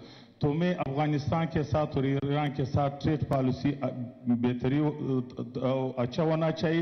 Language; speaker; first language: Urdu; non-native, local second language; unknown